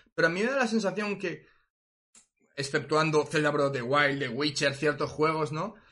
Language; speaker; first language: Spanish; native; Spanish